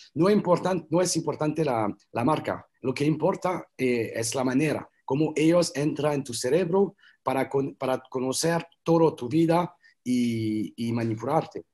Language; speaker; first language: Spanish; non-native, learner; French